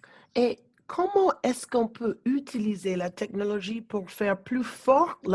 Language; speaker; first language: French; non-native, learner; English